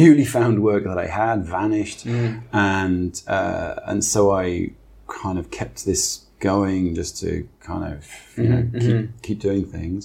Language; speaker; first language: English; native; English